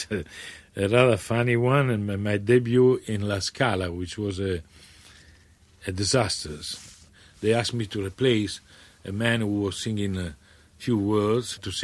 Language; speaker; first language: English; non-native, fluent; Italian